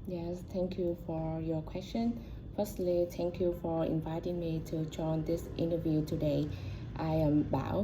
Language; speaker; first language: English; non-native, learner; Vietnamese